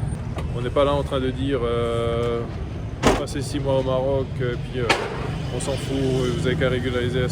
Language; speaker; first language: French; native; French